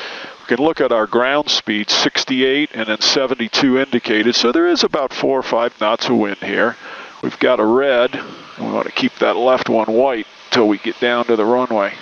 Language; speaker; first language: English; native; English